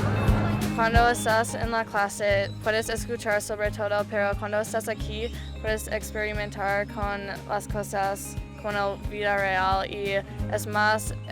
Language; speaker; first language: Spanish; non-native, learner; English